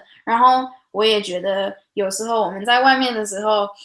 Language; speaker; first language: Chinese; early bilingual, heritage; English